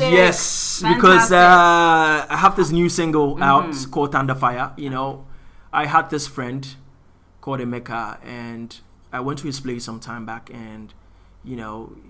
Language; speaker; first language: English; non-native, local second language; Akan